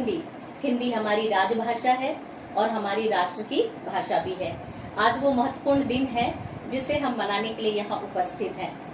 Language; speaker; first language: Hindi; native; Hindi